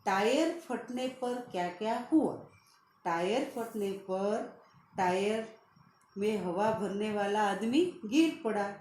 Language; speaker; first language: Hindi; non-native, local second language; Gujarati